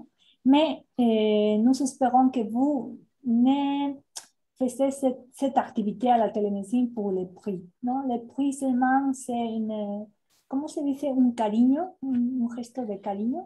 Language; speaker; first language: French; non-native, fluent; Spanish